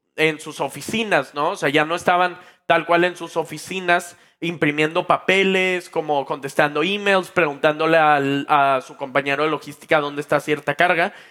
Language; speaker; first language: Spanish; native; Spanish